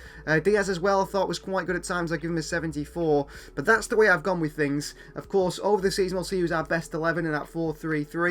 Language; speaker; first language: English; native; English